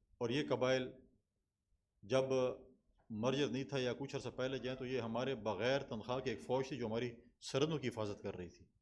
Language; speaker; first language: Urdu; non-native, local second language; Pashto